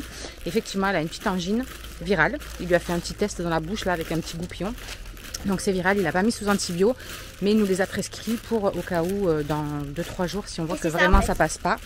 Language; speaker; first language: French; native; French